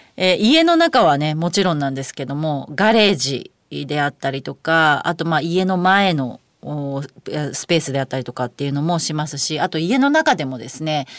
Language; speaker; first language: Japanese; native; Japanese